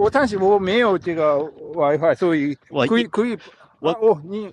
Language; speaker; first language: Chinese; non-native, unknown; Japanese